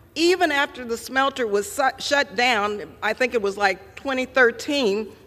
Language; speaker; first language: English; native; English